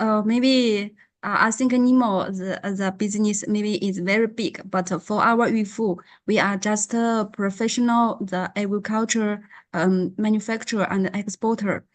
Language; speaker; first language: English; non-native, learner; Chinese